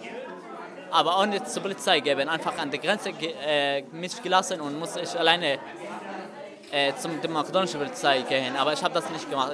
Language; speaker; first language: German; non-native, learner; Arabic